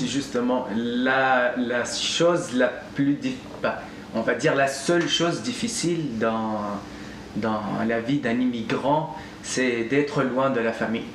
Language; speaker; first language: French; non-native, local second language; Arabic